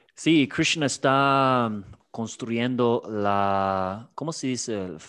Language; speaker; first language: Spanish; non-native, fluent; English